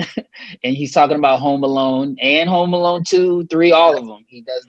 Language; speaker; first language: English; native; English